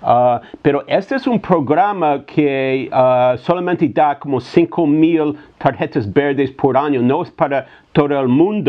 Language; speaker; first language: Spanish; non-native, fluent; English